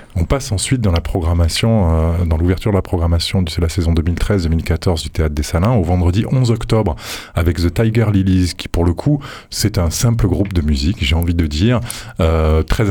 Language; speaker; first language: French; native; French